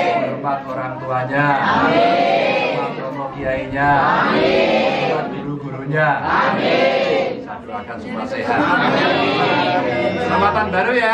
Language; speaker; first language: Indonesian; non-native, local second language; Javanese